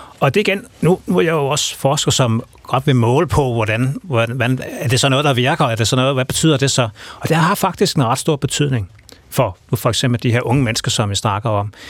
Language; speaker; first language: Danish; native; Danish